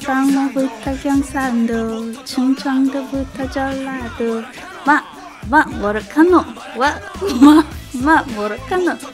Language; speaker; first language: Korean; non-native, fluent; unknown